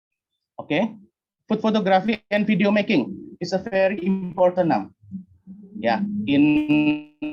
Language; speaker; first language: English; non-native, learner; Indonesian